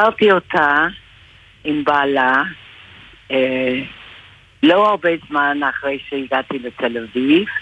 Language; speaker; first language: Hebrew; non-native, fluent; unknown